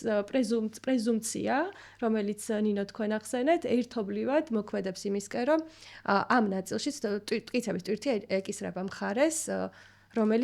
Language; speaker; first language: Georgian; native; Georgian